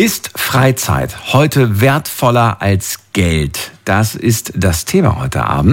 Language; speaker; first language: German; native; German